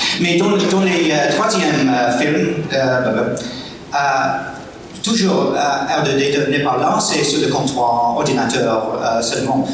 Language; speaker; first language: French; non-native, learner; English